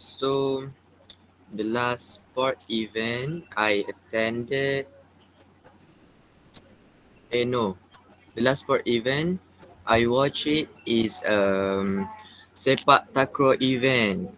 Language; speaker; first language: English; non-native, local second language; Malay